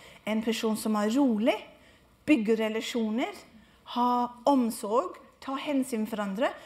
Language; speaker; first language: Norwegian; non-native, fluent; English